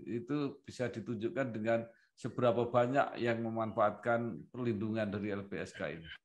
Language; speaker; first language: Indonesian; native; Indonesian